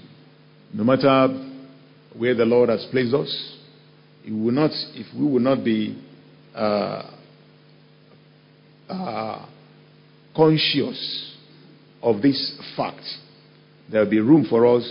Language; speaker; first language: English; non-native, local second language; Yoruba